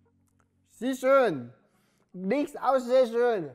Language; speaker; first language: German; non-native, learner; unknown